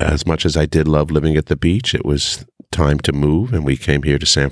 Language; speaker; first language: English; native; English